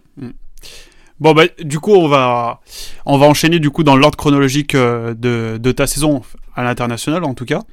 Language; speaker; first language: French; native; French